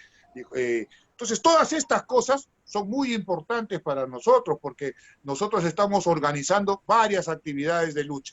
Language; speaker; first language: Spanish; native; Spanish